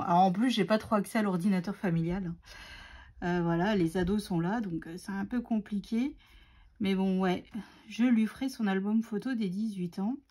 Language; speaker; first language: French; native; French